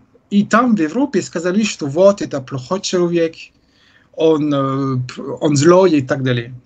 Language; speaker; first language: Russian; non-native, fluent; French